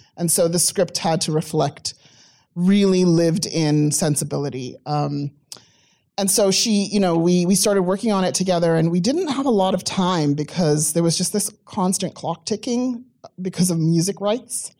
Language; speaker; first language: English; native; English